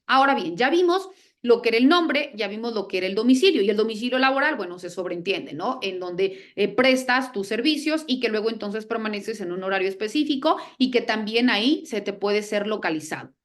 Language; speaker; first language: Spanish; native; Spanish